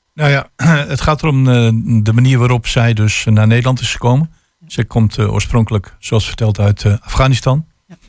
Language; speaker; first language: Dutch; native; Dutch